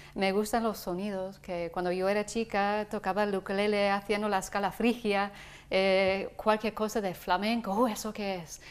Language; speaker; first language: Spanish; non-native, fluent; English